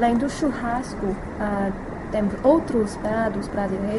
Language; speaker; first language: Portuguese; non-native, fluent; Chinese